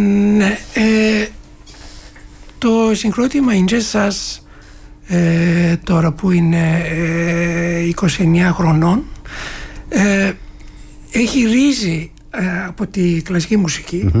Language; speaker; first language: Greek; non-native, learner; Turkish